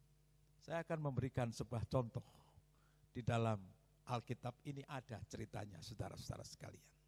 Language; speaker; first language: Indonesian; native; Indonesian